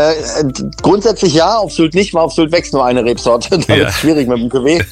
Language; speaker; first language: German; native; German